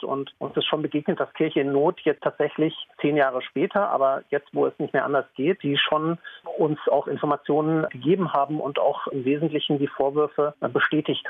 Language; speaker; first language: German; native; German